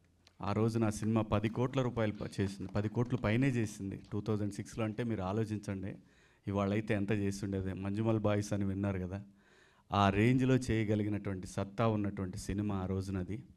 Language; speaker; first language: Telugu; native; Telugu